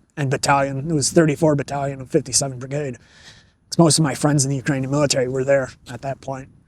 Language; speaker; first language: English; native; English